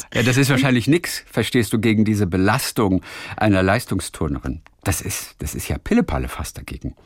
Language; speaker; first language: German; native; German